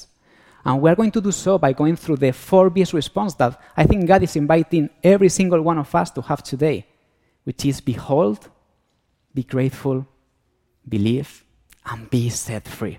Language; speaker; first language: English; non-native, fluent; Spanish